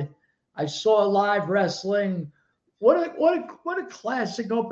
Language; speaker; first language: English; native; English